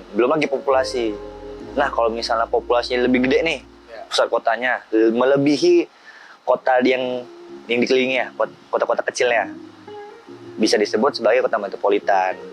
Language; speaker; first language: Indonesian; native; Indonesian